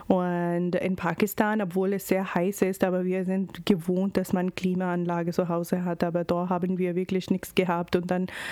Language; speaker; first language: German; non-native, fluent; Urdu